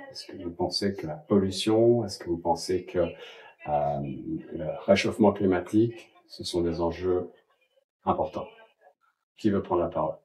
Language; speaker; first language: French; native; French